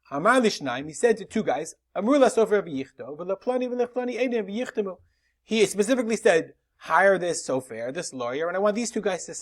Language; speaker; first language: English; native; English